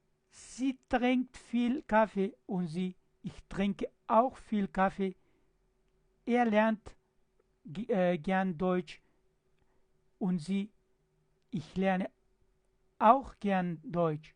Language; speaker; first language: German; non-native, fluent; Pashto